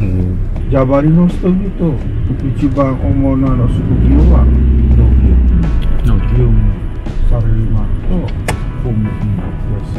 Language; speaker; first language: Japanese; non-native, learner; Indonesian